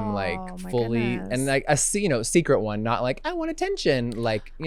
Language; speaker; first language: English; native; English